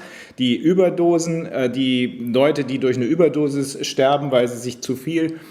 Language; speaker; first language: German; native; German